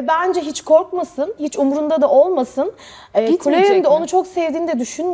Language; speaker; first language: Turkish; native; Turkish